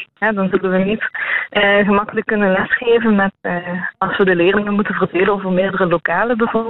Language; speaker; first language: Dutch; native; Dutch